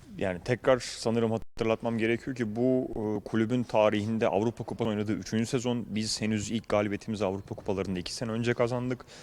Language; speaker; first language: Turkish; native; Turkish